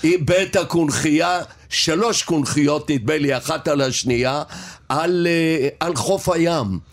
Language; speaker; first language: Hebrew; native; Hebrew